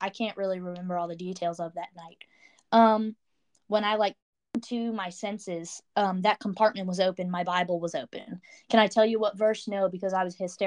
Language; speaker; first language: English; native; English